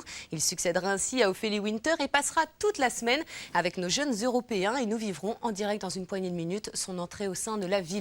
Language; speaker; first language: French; native; French